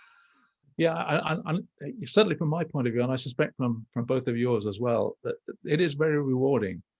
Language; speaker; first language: English; native; English